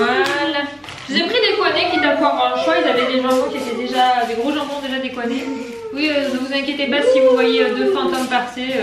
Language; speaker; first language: French; native; French